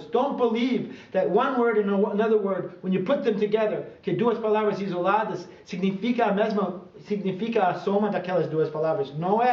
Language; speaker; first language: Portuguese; non-native, fluent; English